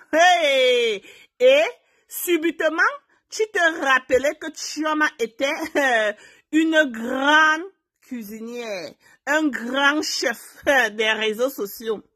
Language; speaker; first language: French; non-native, local second language; Haitian Creole